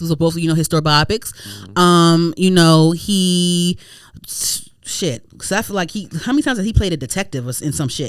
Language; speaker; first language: English; native; English